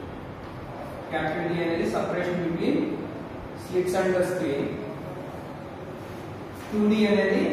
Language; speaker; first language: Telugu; native; Telugu